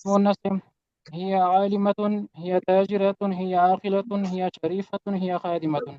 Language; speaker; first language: Arabic; non-native, learner; Urdu